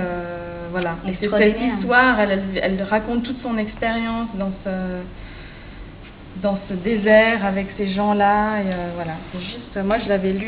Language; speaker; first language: French; native; French